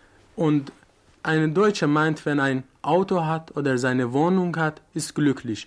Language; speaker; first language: German; non-native, learner; Persian